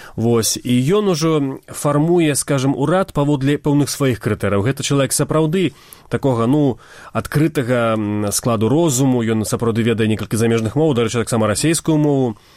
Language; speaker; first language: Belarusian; native; Belarusian